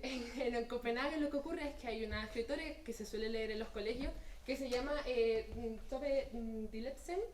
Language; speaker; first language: Spanish; native; Spanish